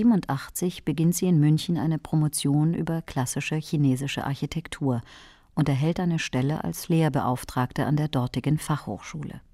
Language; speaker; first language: German; native; German